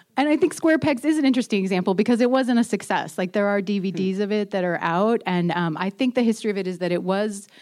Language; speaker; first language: English; native; English